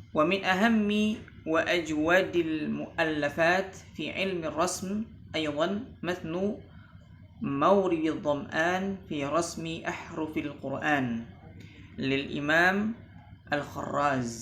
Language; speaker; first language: Arabic; non-native, fluent; Indonesian